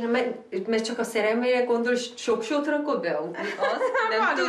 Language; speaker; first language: Hungarian; non-native, fluent; Korean